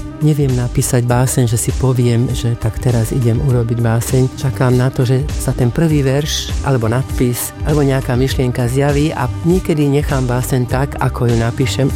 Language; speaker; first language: Slovak; native; Slovak